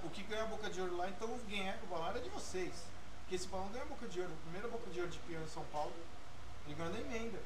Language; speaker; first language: Portuguese; native; Portuguese